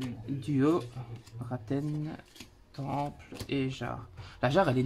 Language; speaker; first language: French; native; French